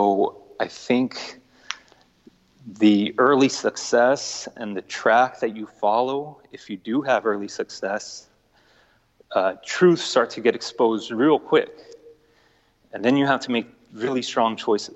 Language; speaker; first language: English; native; English